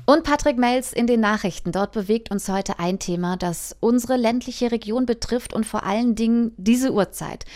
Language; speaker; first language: German; native; German